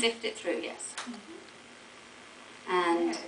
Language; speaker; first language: English; native; English